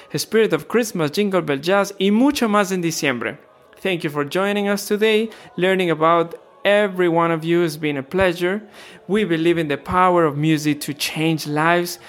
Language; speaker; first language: English; non-native, fluent; Spanish